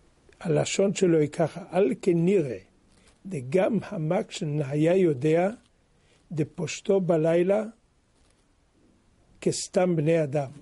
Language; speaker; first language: Hebrew; non-native, fluent; French